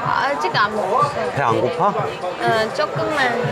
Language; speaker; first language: Korean; non-native, learner; Vietnamese